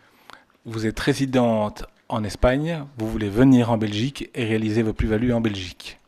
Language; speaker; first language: French; native; French